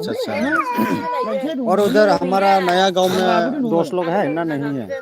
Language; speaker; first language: Hindi; non-native, local second language; Bodo